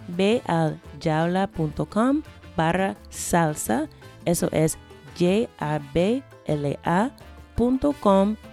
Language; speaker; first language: Spanish; non-native, fluent; English